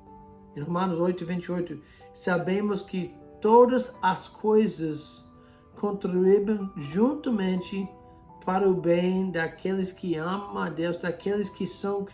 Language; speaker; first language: Portuguese; non-native, fluent; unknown